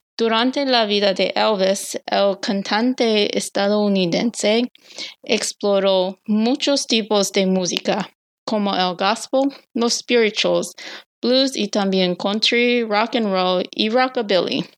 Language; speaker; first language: Spanish; non-native, learner; English